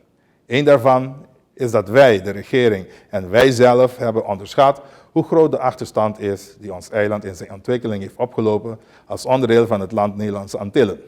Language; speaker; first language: Dutch; non-native, local second language; Papiamento